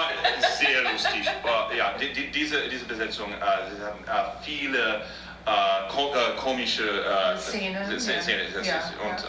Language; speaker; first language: German; non-native, fluent; English